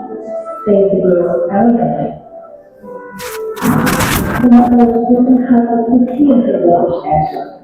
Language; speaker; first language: English; non-native, learner; Indonesian